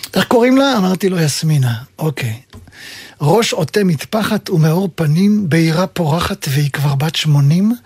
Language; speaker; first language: Hebrew; early bilingual, other home language; Arabic